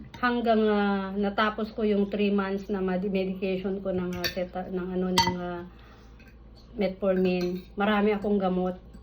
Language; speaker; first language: Filipino; non-native, local second language; Iloko